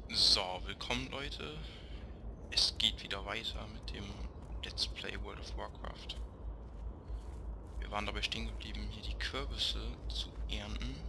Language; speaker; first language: German; native; German